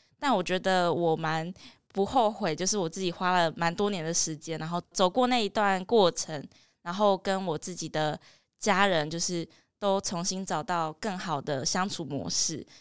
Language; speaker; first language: Chinese; native; Chinese